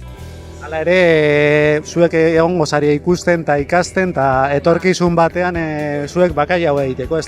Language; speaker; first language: Basque; native; Basque